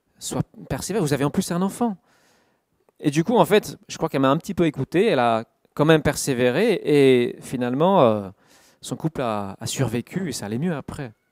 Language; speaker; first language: French; non-native, fluent; English